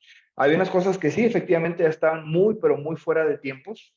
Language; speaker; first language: Spanish; native; Spanish